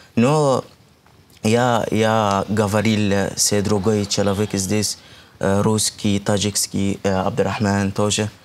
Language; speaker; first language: Russian; non-native, fluent; Arabic